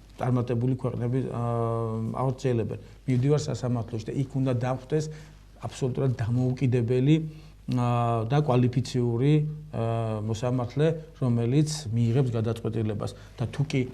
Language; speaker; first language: Georgian; native; Georgian